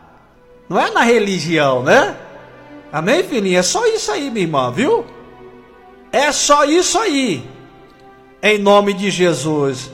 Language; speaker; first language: Portuguese; native; Portuguese